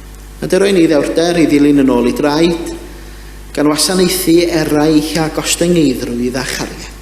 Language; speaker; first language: Welsh; native; Welsh